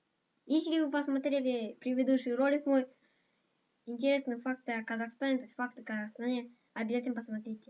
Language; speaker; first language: Russian; non-native, local second language; Kazakh